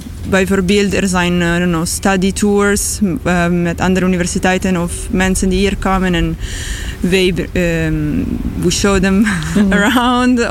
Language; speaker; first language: Dutch; non-native, learner; Italian